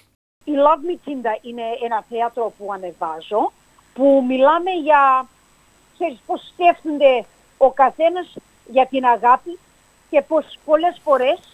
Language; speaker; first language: Greek; early bilingual, heritage; English